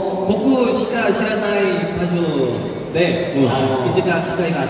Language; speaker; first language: Japanese; non-native, learner; Korean